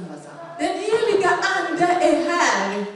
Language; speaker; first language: Swedish; non-native, fluent; Lingala